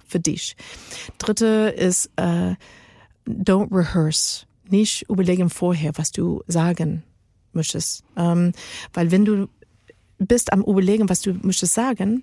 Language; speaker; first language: German; non-native, learner; Spanish